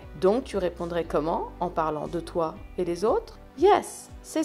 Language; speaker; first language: French; non-native, fluent; English